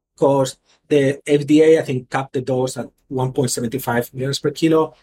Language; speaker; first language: English; non-native, fluent; Spanish